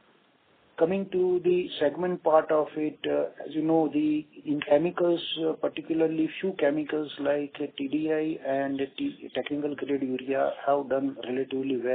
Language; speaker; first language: English; non-native, local second language; Gujarati